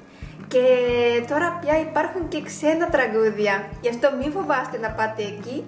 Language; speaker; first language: Greek; non-native, fluent; Japanese